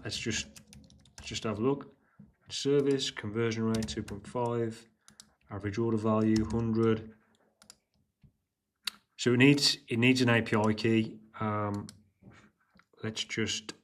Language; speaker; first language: English; native; English